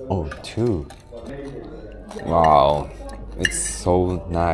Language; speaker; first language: English; non-native, learner; Japanese